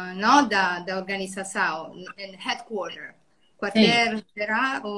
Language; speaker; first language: Portuguese; non-native, learner; Italian